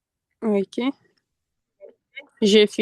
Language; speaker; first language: French; non-native, learner; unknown